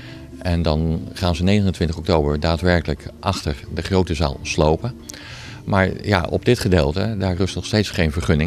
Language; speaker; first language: Dutch; native; Dutch